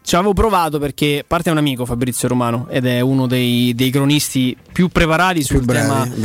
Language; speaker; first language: Italian; native; Italian